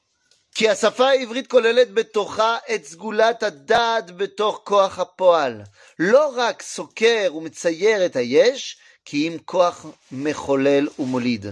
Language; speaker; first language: Hebrew; non-native, fluent; French